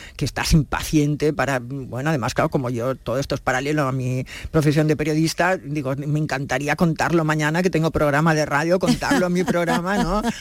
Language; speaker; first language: Spanish; native; Spanish